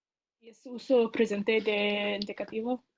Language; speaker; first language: Spanish; non-native, learner; English